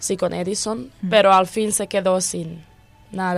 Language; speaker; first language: Spanish; non-native, learner; Croatian